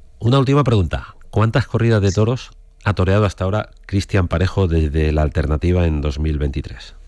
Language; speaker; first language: Spanish; native; Spanish